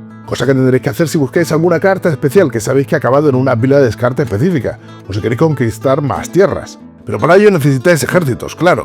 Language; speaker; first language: Spanish; native; Spanish